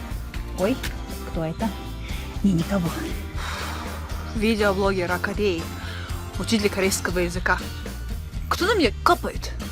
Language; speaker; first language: Russian; native; Russian